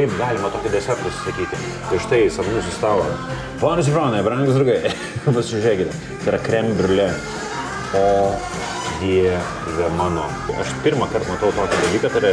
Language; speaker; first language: Lithuanian; native; Lithuanian